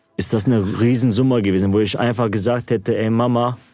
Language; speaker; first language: German; non-native, local second language; Turkish